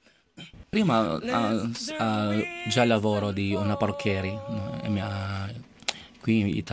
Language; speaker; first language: Italian; non-native, learner; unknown